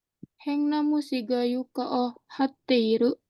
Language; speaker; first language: Japanese; non-native, learner; Indonesian